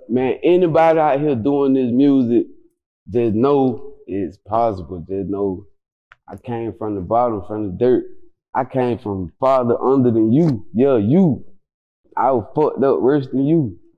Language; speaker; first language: English; native; English